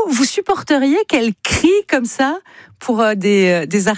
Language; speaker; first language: French; native; French